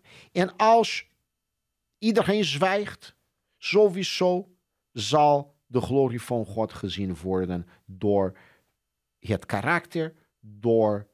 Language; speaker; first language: Dutch; non-native, fluent; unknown